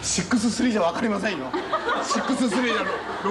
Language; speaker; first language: Japanese; native; Japanese